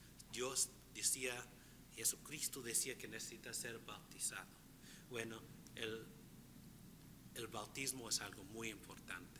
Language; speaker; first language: Spanish; non-native, fluent; English